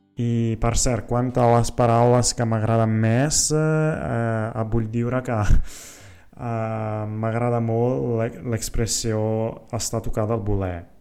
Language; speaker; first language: Catalan; non-native, fluent; Italian